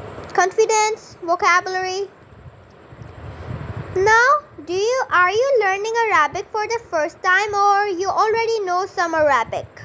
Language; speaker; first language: English; non-native, local second language; Urdu